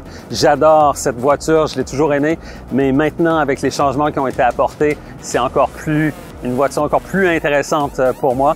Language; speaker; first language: French; native; French